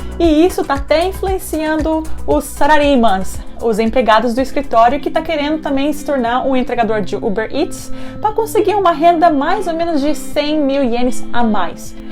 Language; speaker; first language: Portuguese; early bilingual, heritage; Japanese